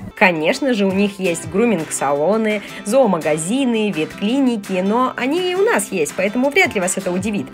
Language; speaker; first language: Russian; native; Russian